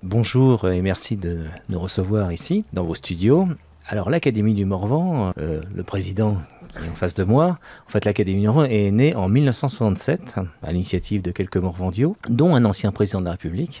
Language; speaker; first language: French; native; French